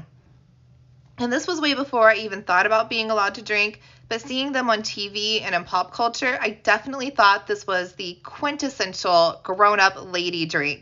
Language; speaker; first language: English; native; English